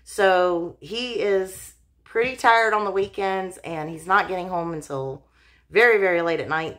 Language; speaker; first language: English; native; English